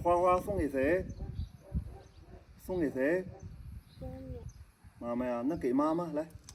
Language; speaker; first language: Chinese; native; Chinese